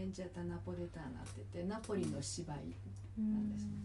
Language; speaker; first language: Japanese; native; Japanese